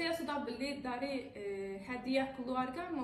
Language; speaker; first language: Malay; non-native, learner; Turkish